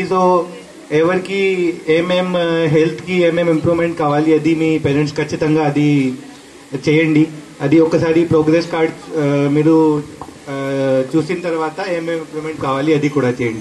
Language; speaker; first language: Telugu; non-native, learner; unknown